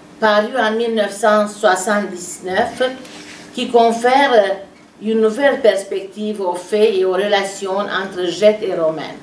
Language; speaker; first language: French; non-native, fluent; Romanian